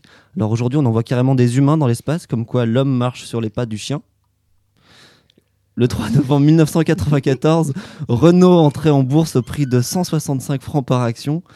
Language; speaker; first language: French; native; French